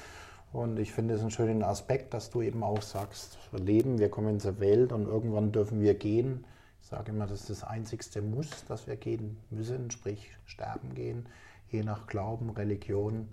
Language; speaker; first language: German; native; German